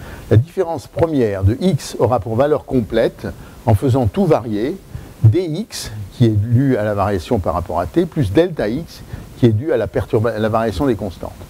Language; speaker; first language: French; native; French